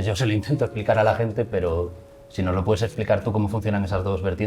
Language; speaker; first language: Spanish; native; Spanish